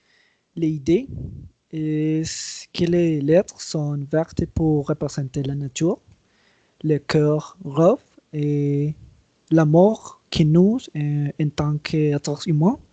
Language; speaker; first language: French; non-native, learner; Spanish